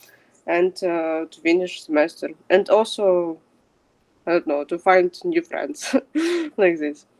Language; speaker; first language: English; non-native, fluent; Ukrainian